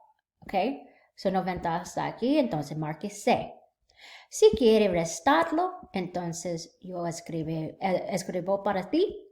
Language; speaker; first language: Spanish; non-native, learner; English